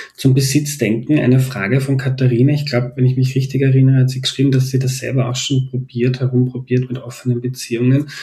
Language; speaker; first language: German; native; German